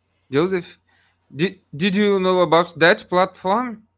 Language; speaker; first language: English; non-native, learner; Portuguese